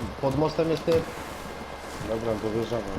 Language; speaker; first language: Polish; native; Polish